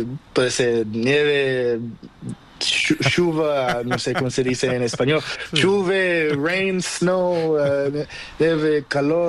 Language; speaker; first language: Spanish; non-native, learner; Portuguese